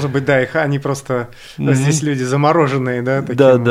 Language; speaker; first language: Russian; native; Russian